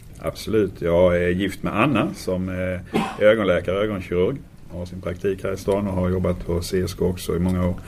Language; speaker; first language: Swedish; native; Swedish